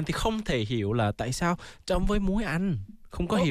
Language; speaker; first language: Vietnamese; early bilingual, heritage; Vietnamese